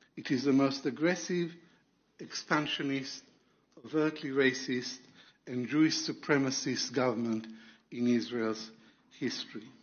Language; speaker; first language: English; non-native, fluent; Arabic